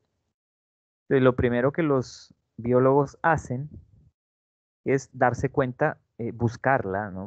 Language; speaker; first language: Spanish; native; Spanish